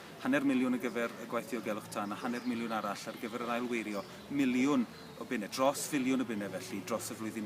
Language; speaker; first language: Welsh; native; Welsh